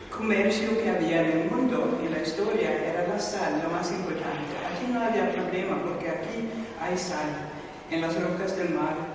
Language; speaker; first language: Spanish; non-native, fluent; Swedish